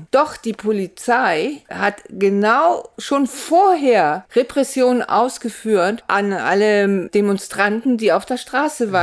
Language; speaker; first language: German; native; German